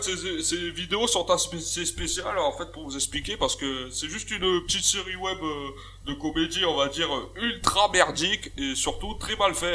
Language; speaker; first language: French; native; French